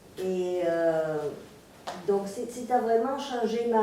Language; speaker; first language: French; non-native, fluent; Serbian